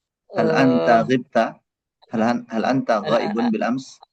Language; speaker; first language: Arabic; non-native, fluent; Indonesian